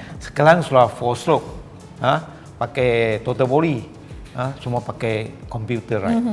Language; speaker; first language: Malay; non-native, local second language; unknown